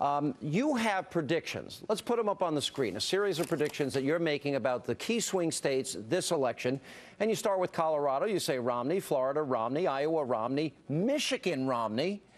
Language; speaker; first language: English; native; English